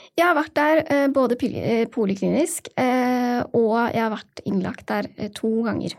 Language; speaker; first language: Norwegian; native; Norwegian